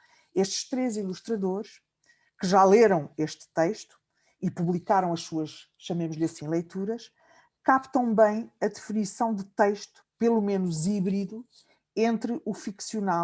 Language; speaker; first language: Portuguese; native; Portuguese